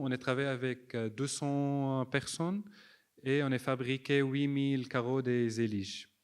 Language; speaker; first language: French; non-native, fluent; Arabic